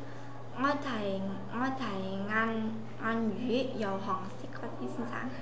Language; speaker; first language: Cantonese; non-native, learner; Indonesian